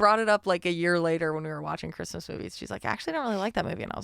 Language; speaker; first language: English; native; English